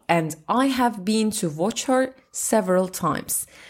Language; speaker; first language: English; non-native, fluent; Turkish